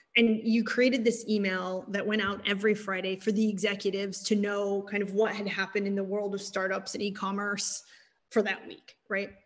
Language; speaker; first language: English; native; English